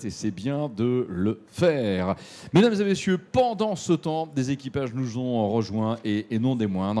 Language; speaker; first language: French; native; French